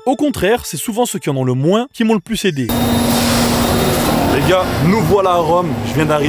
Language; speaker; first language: French; native; French